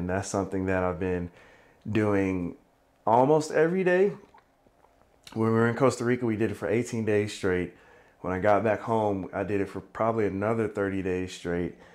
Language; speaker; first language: English; native; English